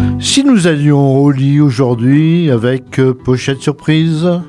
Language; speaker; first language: French; native; French